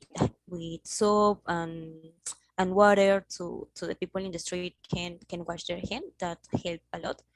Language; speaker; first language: English; non-native, learner; Spanish